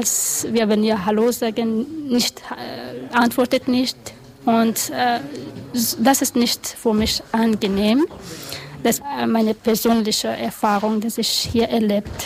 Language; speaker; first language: German; non-native, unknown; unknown